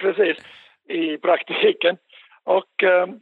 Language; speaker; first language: Swedish; non-native, local second language; Finnish